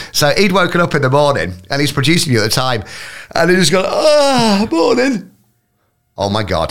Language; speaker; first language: English; native; English